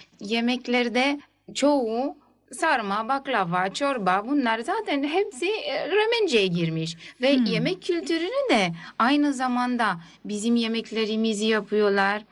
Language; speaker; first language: Turkish; early bilingual, heritage; Turkish